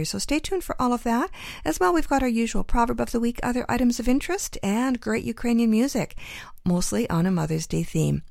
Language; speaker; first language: English; native; English